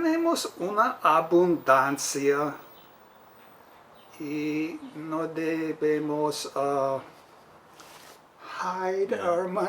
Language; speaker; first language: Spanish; non-native, fluent; English